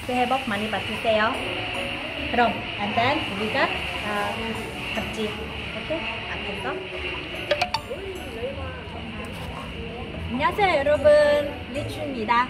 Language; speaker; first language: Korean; non-native, learner; Vietnamese